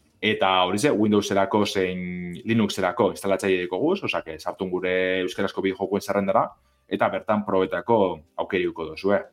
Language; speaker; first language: Basque; native; Basque